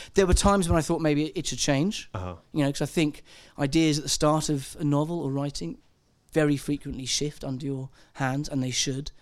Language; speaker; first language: English; native; English